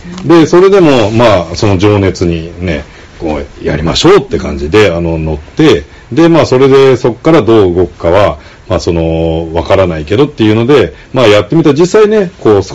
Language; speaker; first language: Japanese; native; Japanese